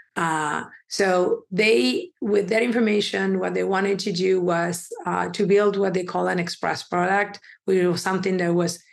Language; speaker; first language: English; early bilingual, other home language; Spanish